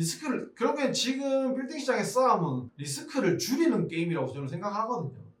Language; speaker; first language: Korean; native; Korean